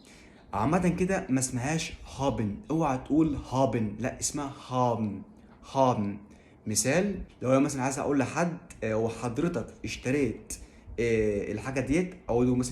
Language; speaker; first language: Arabic; native; Arabic